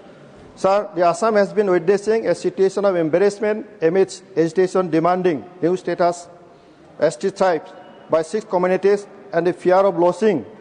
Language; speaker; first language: English; non-native, local second language; Bodo